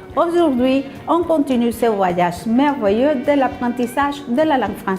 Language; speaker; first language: French; non-native, fluent; Spanish